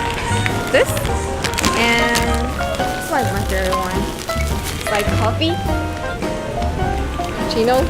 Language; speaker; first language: English; non-native, learner; Chinese